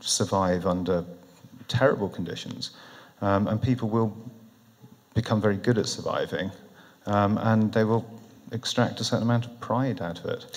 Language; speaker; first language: English; native; English